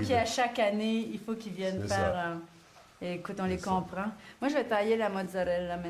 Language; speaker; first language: French; native; French